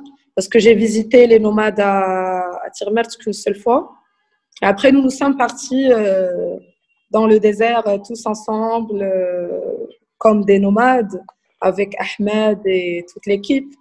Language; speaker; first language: French; non-native, local second language; Arabic